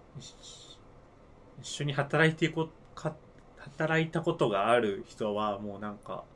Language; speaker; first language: Japanese; native; Japanese